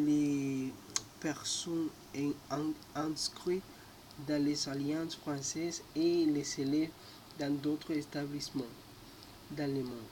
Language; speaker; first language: French; non-native, learner; Spanish